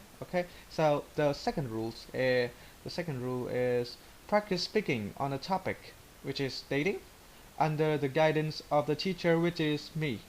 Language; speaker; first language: English; non-native, learner; Vietnamese